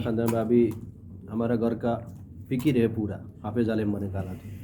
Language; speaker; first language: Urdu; non-native, fluent; Bangla